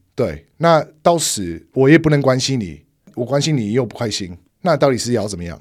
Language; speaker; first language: Chinese; non-native, fluent; English